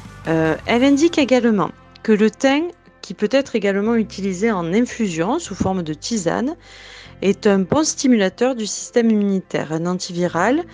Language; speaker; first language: French; native; French